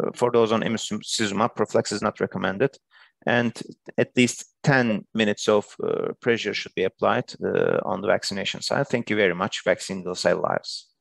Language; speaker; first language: English; non-native, fluent; Turkish